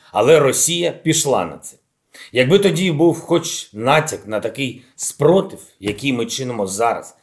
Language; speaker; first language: Ukrainian; non-native, local second language; Russian